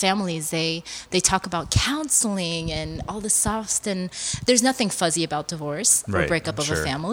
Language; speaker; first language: English; early bilingual, other home language; Korean